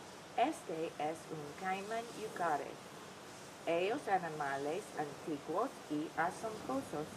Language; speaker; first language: Spanish; non-native, learner; English